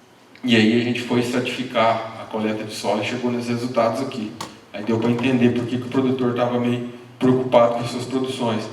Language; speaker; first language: Portuguese; native; Portuguese